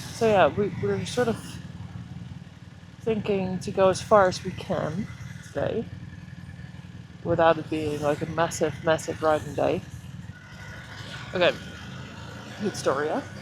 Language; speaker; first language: English; non-native, fluent; Dutch